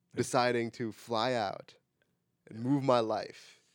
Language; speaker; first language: English; non-native, local second language; Marathi